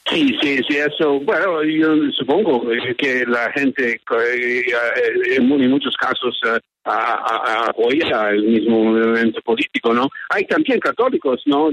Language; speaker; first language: Spanish; early bilingual, heritage; English